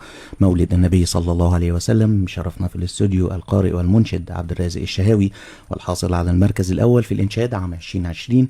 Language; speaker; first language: Arabic; native; Arabic